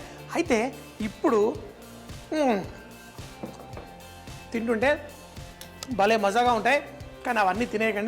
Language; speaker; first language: Telugu; native; Telugu